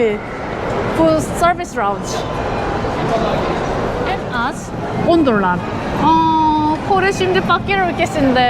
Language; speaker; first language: Turkish; non-native, learner; Korean